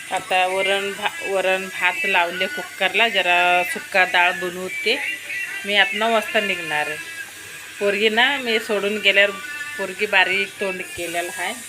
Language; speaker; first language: Marathi; non-native, local second language; Kannada